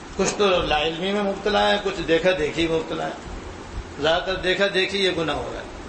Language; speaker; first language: Urdu; native; Urdu